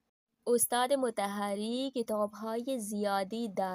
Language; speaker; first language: Persian; non-native, fluent; Urdu